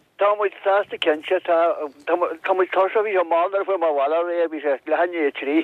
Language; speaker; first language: Irish; non-native, local second language; English